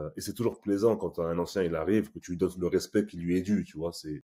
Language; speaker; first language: French; native; French